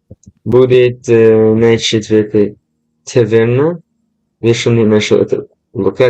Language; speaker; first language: Russian; non-native, learner; English